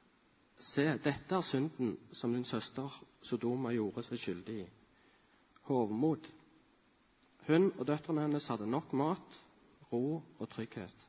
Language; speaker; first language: Norwegian; native; Norwegian